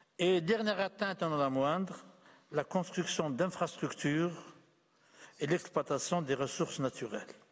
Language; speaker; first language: French; non-native, local second language; Arabic